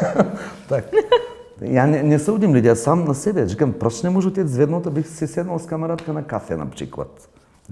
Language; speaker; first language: Czech; non-native, fluent; Bulgarian